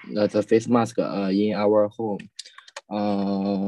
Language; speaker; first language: English; non-native, learner; Chinese